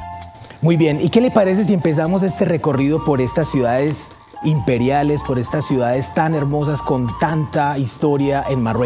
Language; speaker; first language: Spanish; native; Spanish